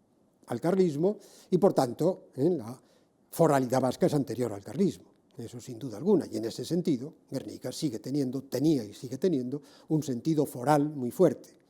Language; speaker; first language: Spanish; native; Spanish